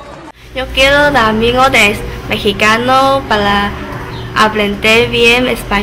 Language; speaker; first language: Spanish; non-native, learner; Cantonese